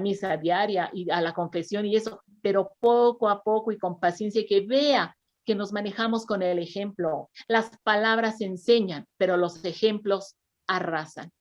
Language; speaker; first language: Spanish; native; Spanish